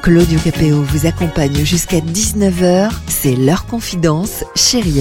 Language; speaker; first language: French; native; French